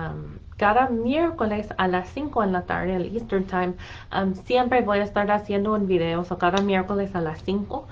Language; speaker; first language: Spanish; non-native, fluent; English